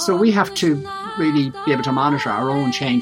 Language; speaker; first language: English; native; English